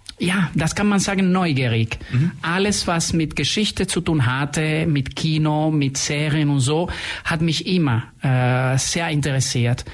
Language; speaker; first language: German; non-native, fluent; Spanish